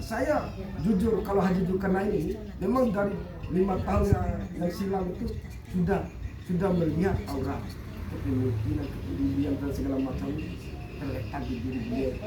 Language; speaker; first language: Indonesian; non-native, local second language; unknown